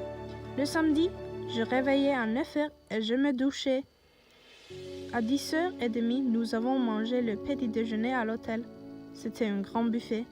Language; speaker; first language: French; non-native, learner; Norwegian